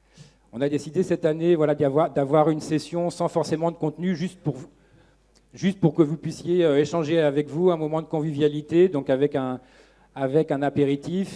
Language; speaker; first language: French; native; French